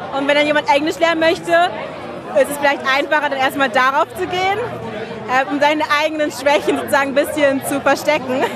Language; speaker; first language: German; native; German